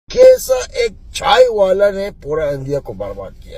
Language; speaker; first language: Hindi; non-native, learner; Arabic